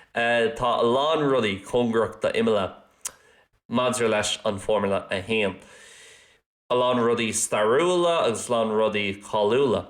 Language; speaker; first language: Irish; non-native, local second language; English